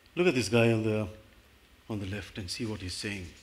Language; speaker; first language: English; non-native, local second language; Gujarati